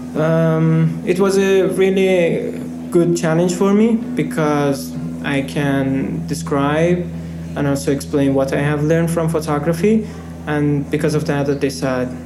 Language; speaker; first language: English; non-native, fluent; Persian